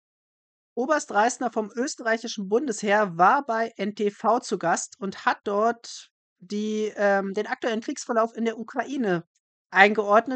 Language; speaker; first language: German; native; German